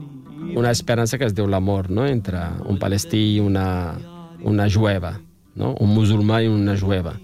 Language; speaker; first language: Catalan; non-native, fluent; Riffian